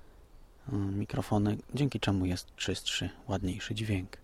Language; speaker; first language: Polish; native; Polish